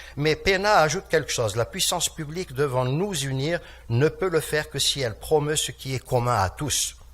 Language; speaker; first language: French; non-native, local second language; Kabyle